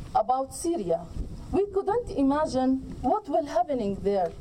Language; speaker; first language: English; non-native, learner; Arabic